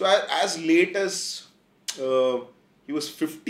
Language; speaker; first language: English; non-native, local second language; Kannada